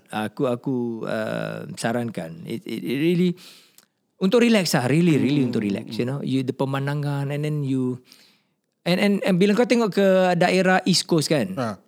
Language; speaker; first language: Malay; native; Malay